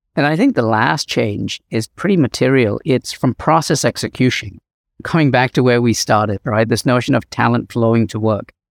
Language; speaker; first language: English; native; English